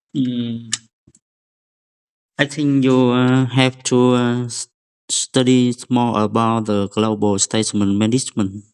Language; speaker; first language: English; non-native, fluent; Vietnamese